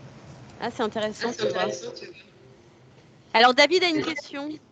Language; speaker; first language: French; native; French